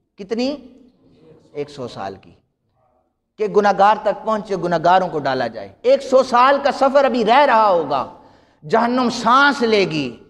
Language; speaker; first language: Hindi; native; Hindi